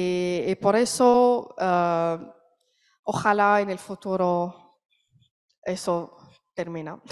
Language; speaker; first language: Spanish; non-native, learner; Arabic